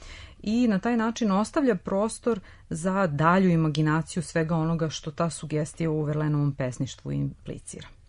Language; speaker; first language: Serbian; native; Serbian